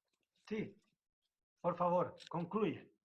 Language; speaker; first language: Spanish; non-native, fluent; Portuguese